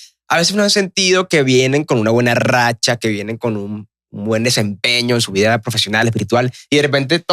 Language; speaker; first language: Spanish; native; Spanish